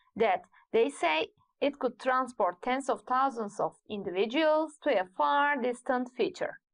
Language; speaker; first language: English; non-native, fluent; Turkish